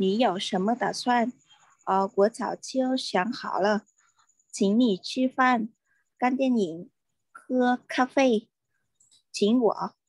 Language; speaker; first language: Chinese; non-native, learner; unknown